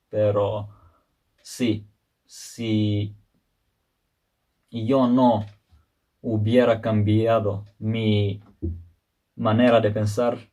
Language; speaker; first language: Spanish; non-native, fluent; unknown